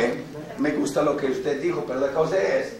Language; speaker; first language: Spanish; non-native, fluent; English